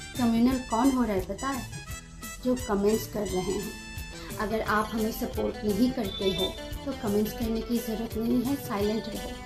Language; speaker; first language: Hindi; non-native, local second language; Kok Borok